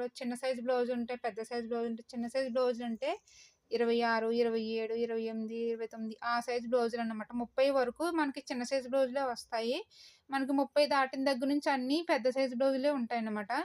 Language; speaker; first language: Telugu; native; Telugu